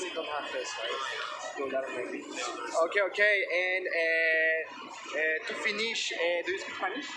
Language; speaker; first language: English; non-native, learner; French